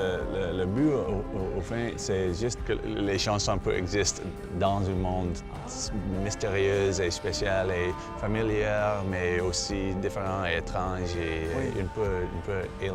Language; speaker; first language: French; non-native, fluent; English